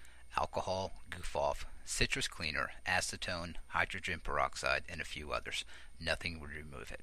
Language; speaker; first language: English; native; English